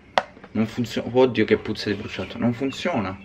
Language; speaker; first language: Italian; native; Italian